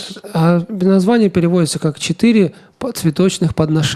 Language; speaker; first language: Russian; native; Russian